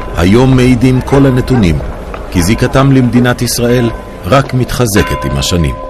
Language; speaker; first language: Hebrew; native; Hebrew